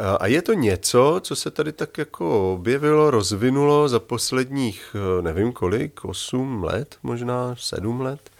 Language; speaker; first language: Czech; native; Czech